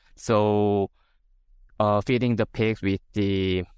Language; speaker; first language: English; non-native, fluent; Korean